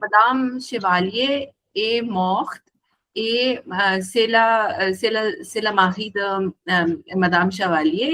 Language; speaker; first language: French; non-native, learner; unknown